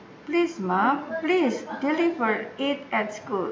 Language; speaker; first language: English; non-native, fluent; Indonesian